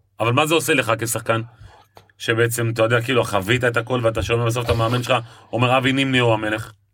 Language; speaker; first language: Hebrew; native; Hebrew